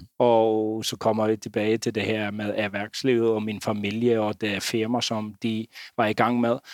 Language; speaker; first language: Danish; non-native, fluent; Icelandic